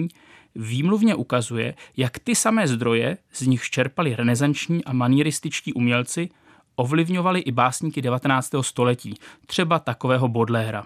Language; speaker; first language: Czech; native; Czech